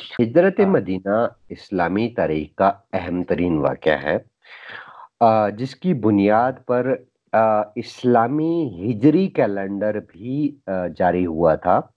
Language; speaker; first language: Urdu; native; Urdu